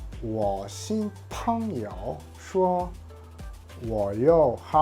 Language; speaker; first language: Chinese; non-native, learner; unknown